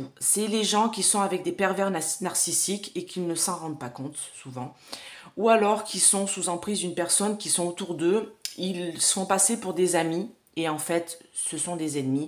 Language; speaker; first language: French; native; French